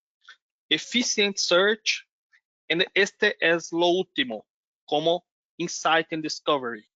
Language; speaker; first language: Spanish; non-native, learner; Portuguese